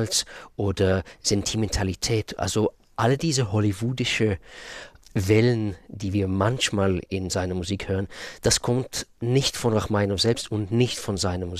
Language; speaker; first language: German; non-native, fluent; Russian